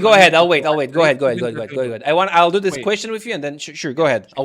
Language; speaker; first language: English; native; English